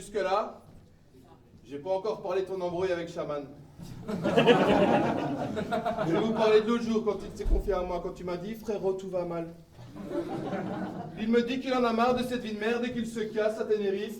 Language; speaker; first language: French; native; French